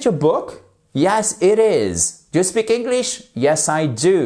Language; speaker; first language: English; non-native, fluent; French